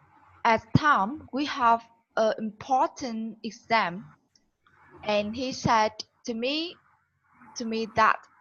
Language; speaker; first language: English; non-native, learner; Vietnamese